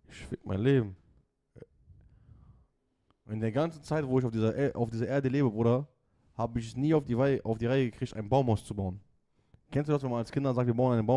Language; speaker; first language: German; native; German